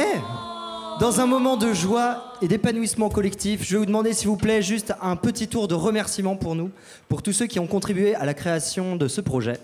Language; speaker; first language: French; native; French